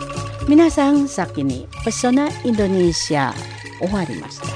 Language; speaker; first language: Japanese; non-native, fluent; Indonesian